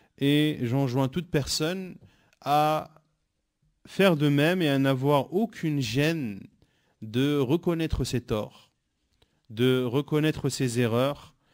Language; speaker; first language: French; native; French